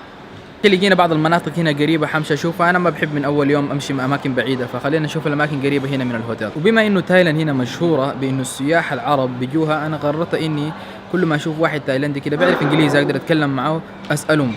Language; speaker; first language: Arabic; native; Arabic